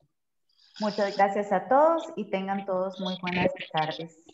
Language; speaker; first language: Spanish; native; Spanish